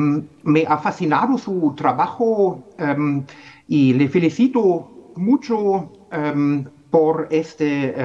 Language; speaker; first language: Spanish; non-native, fluent; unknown